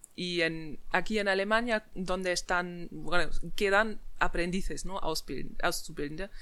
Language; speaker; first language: Spanish; non-native, fluent; German